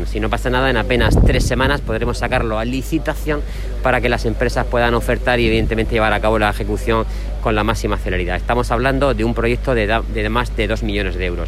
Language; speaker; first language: Spanish; native; Spanish